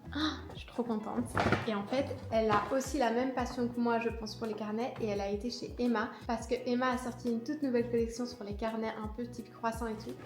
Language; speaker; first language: French; native; French